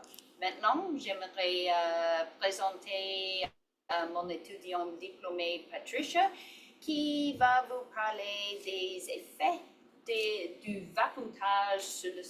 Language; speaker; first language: French; non-native, learner; English